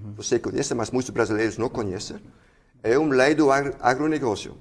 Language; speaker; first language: Portuguese; non-native, fluent; Dutch